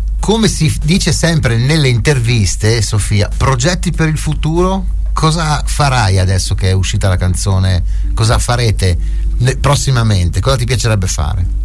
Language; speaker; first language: Italian; native; Italian